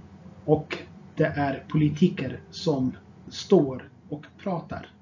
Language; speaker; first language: Swedish; non-native, fluent; Tigrinya